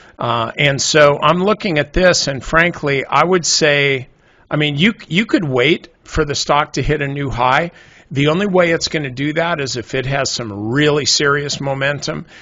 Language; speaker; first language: English; native; English